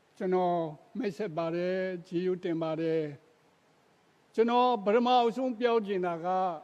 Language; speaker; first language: Burmese; non-native, local second language; Tedim Chin